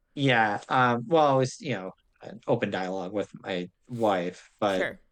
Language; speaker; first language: English; native; English